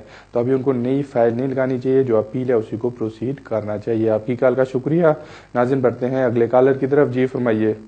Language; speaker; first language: Urdu; native; Urdu